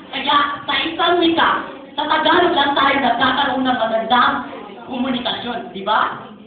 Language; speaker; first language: Filipino; non-native, local second language; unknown